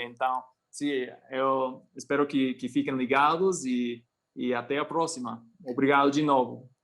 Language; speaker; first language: Portuguese; non-native, fluent; English